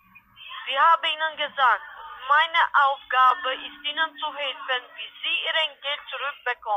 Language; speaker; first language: German; non-native, learner; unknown